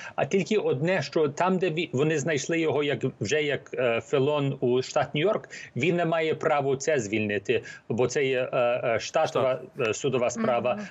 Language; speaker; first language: Ukrainian; early bilingual, heritage; Ukrainian